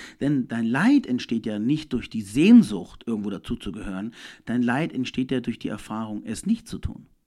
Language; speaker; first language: German; native; German